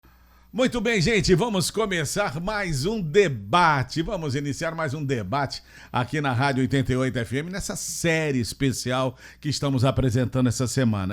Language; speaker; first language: Portuguese; native; Portuguese